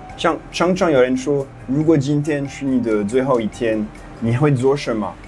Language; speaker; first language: Chinese; non-native, fluent; French